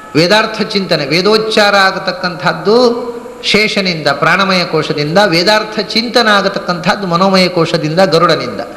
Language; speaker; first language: Kannada; non-native, local second language; Tulu